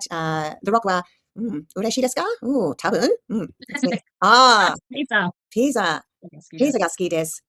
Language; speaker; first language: Japanese; non-native, fluent; English